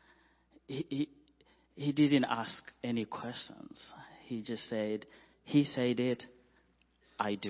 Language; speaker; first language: English; non-native, local second language; Shona